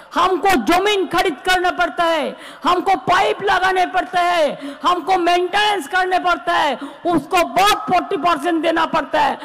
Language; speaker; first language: Hindi; non-native, local second language; Bangla